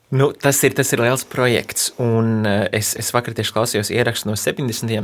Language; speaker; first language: Latvian; early bilingual, heritage; Latvian